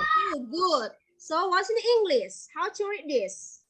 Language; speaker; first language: English; non-native, fluent; Indonesian